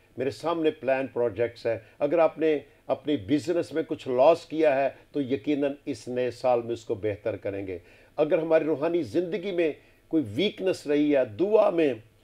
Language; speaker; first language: Urdu; non-native, local second language; Punjabi